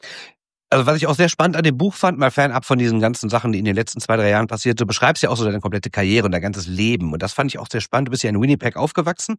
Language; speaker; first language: German; native; German